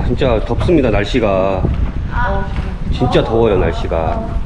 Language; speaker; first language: Korean; native; Korean